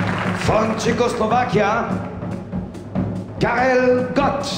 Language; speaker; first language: German; non-native, learner; French